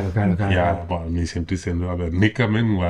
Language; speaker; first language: Basque; non-native, learner; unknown